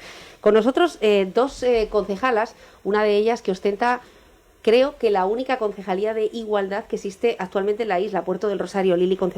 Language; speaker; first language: Spanish; native; Spanish